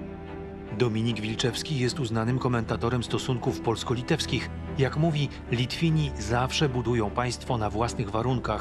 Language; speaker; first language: Polish; native; Polish